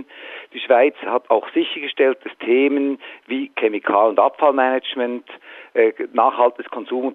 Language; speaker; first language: German; native; German